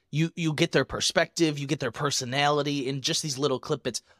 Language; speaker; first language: English; native; English